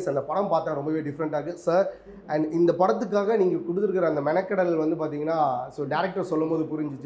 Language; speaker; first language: Tamil; native; Tamil